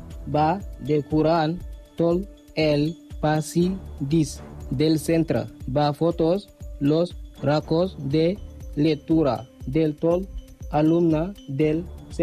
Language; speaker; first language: Catalan; non-native, learner; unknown